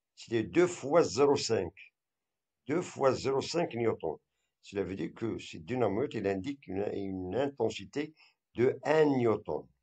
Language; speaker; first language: French; non-native, local second language; Arabic